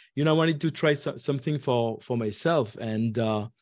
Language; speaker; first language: English; non-native, fluent; French